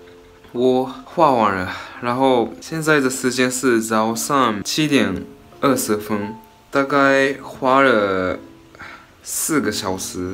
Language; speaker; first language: Chinese; non-native, learner; Japanese